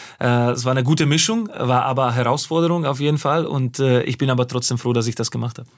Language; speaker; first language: German; non-native, fluent; Slovak